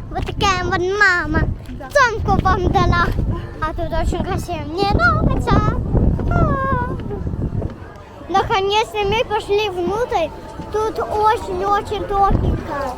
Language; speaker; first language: Russian; early bilingual, heritage; Russian